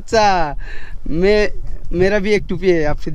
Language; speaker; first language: Hindi; non-native, learner; Bangla